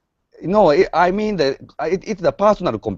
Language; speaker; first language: English; non-native, learner; Japanese